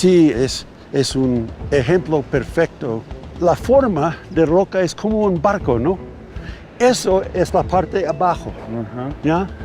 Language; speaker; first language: Spanish; non-native, fluent; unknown